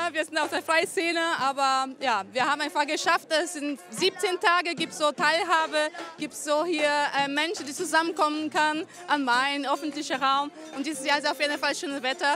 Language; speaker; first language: German; non-native, fluent; Portuguese